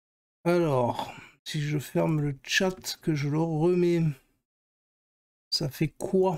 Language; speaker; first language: French; native; French